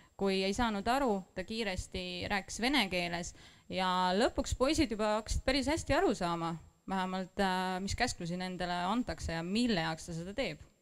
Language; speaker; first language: Estonian; non-native, local second language; Russian